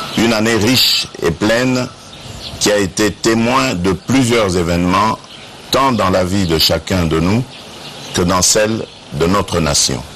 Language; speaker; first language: French; non-native, local second language; Luba-Lulua